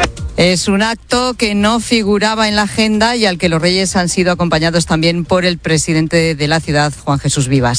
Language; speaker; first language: Spanish; native; Spanish